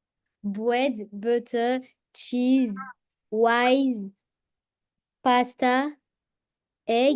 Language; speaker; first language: English; non-native, learner; French